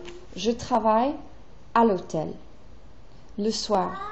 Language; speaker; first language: French; non-native, fluent; English